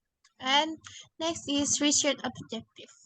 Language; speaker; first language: English; non-native, learner; Indonesian